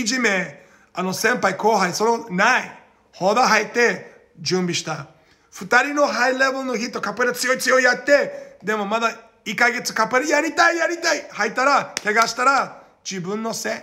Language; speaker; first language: Japanese; non-native, learner; Portuguese